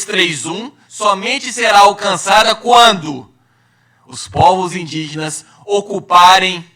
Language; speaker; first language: Portuguese; native; Portuguese